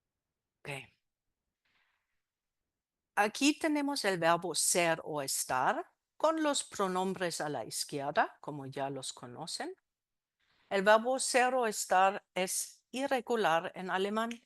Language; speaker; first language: Spanish; non-native, fluent; German